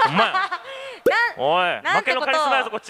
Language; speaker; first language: Japanese; native; Japanese